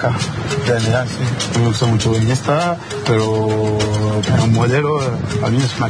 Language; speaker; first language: Spanish; non-native, learner; French